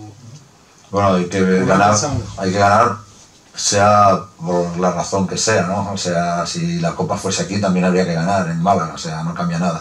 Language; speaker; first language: Spanish; native; Spanish